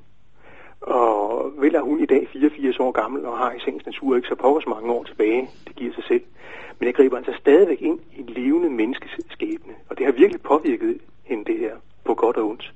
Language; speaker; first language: Danish; native; Danish